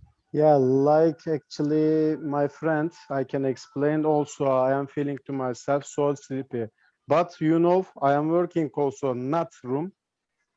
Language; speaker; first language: English; non-native, learner; Turkish